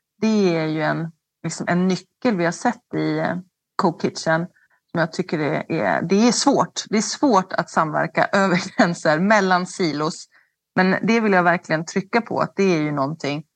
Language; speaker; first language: Swedish; native; Swedish